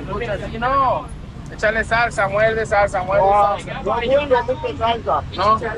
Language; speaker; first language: Spanish; native; Spanish